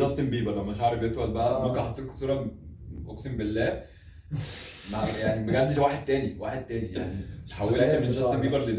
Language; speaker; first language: Arabic; native; Arabic